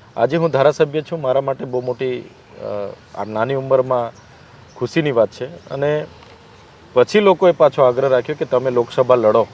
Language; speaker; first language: Gujarati; non-native, local second language; Vasavi